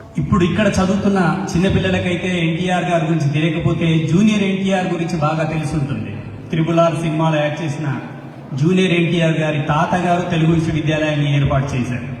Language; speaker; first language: Telugu; native; Telugu